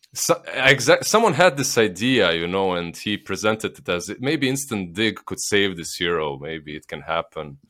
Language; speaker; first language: English; non-native, fluent; Bosnian